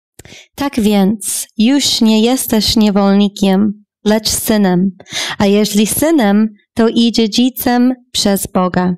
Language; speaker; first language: Polish; non-native, fluent; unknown